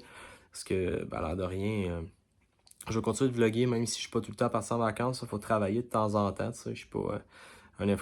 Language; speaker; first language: French; native; French